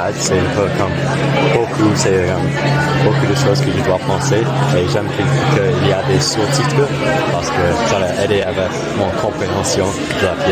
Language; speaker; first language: French; non-native, learner; English